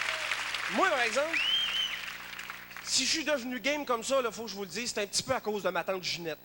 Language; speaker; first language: French; native; French